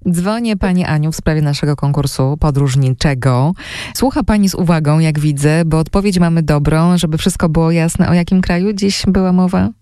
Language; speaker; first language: Polish; native; Polish